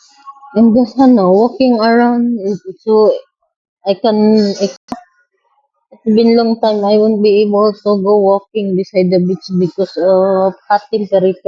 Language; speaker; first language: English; non-native, local second language; Filipino